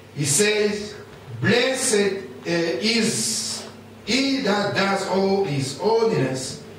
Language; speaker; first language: English; non-native, fluent; Lingala